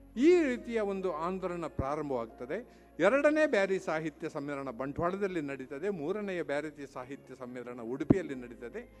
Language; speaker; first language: Kannada; non-native, local second language; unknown